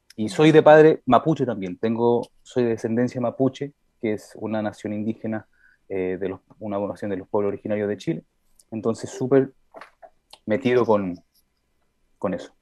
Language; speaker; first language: Spanish; early bilingual, heritage; Spanish